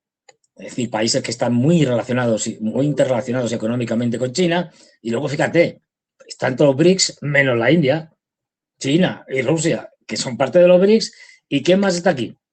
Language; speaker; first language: Spanish; native; Spanish